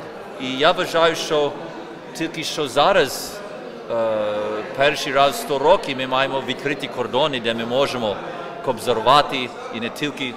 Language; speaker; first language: Ukrainian; early bilingual, heritage; Ukrainian